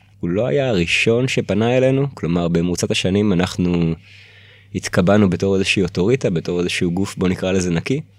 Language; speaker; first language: Hebrew; early bilingual, other home language; Russian